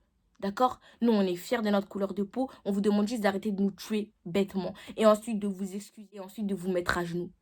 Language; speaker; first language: French; native; French